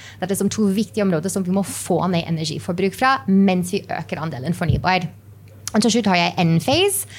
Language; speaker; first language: Norwegian; non-native, fluent; English